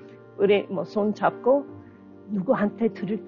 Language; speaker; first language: Korean; non-native, learner; English